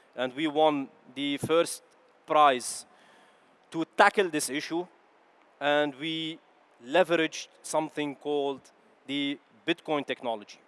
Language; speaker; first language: English; non-native, fluent; Arabic